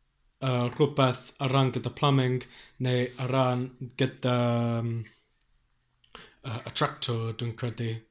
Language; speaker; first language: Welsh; non-native, learner; English